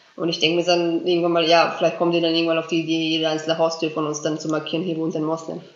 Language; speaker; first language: German; early bilingual, other home language; Bosnian